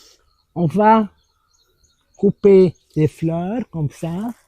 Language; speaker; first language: French; non-native, local second language; Arabic